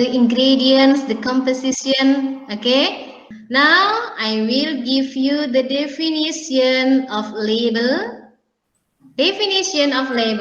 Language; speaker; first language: English; non-native, learner; Indonesian